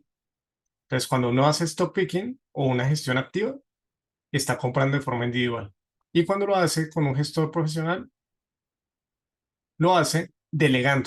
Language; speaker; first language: Spanish; native; Spanish